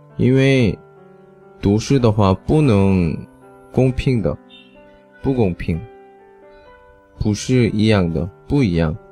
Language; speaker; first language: Chinese; non-native, learner; Korean